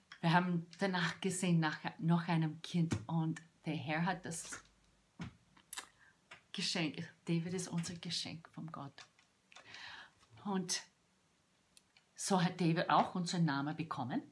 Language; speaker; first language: German; non-native, fluent; English